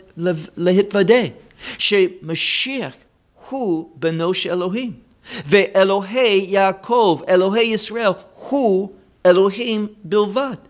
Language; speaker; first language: Hebrew; non-native, fluent; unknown